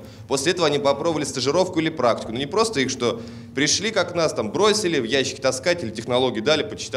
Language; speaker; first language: Russian; native; Russian